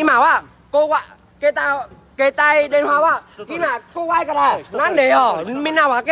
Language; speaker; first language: Japanese; non-native, learner; Vietnamese